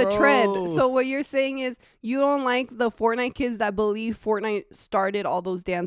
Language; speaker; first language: English; native; English